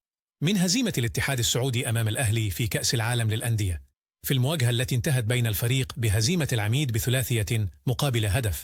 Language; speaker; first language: Arabic; native; Arabic